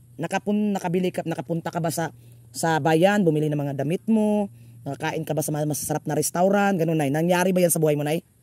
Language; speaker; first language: Filipino; non-native, local second language; Cebuano